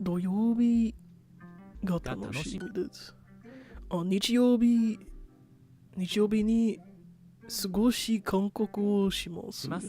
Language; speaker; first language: Japanese; non-native, learner; English